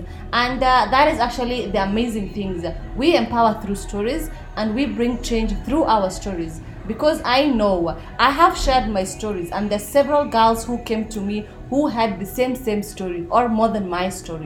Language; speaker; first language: English; non-native, local second language; Somali